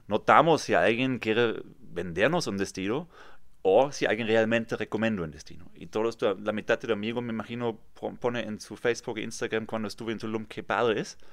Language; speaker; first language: Spanish; non-native, fluent; German